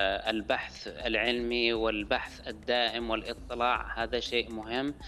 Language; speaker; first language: Arabic; native; Arabic